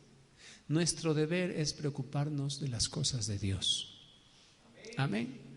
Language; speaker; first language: Spanish; native; Spanish